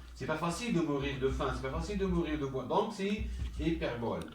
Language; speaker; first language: French; non-native, local second language; Arabic